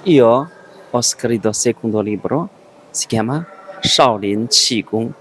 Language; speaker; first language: Italian; non-native, learner; Chinese